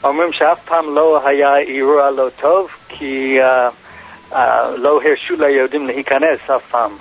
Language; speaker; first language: Hebrew; non-native, fluent; English